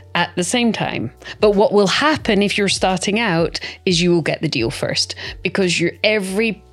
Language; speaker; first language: English; native; English